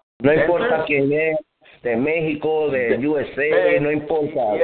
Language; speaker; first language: Spanish; early bilingual, heritage; Spanish